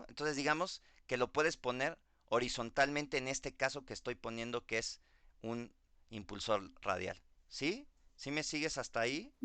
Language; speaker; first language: Spanish; native; Spanish